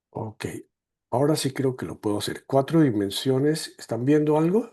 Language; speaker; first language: Spanish; native; Spanish